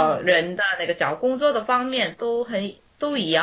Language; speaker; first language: Chinese; non-native, learner; Korean